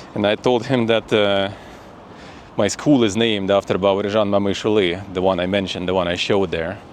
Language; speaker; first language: English; non-native, fluent; Russian